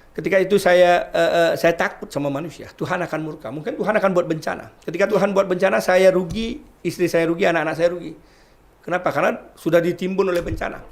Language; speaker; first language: Indonesian; non-native, local second language; Balinese